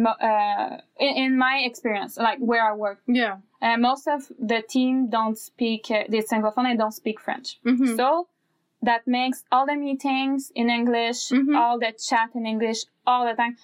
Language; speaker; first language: English; non-native, fluent; French